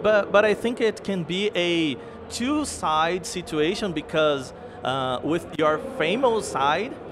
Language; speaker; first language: English; non-native, learner; Portuguese